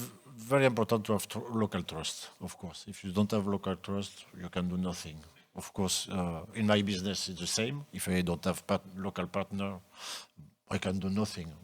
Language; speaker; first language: English; non-native, local second language; French